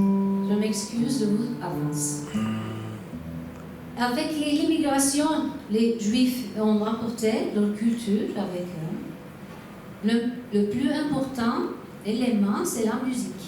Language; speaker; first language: French; non-native, learner; Turkish